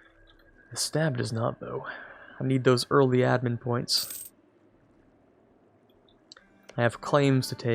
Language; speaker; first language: English; native; English